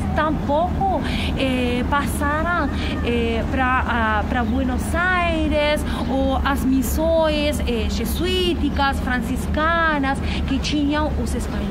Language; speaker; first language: Portuguese; non-native, fluent; Spanish